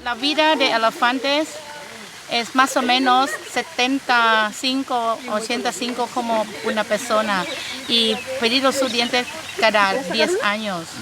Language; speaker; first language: Spanish; non-native, learner; Thai